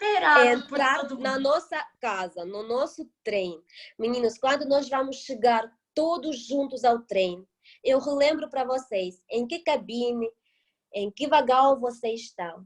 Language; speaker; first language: Portuguese; non-native, fluent; Russian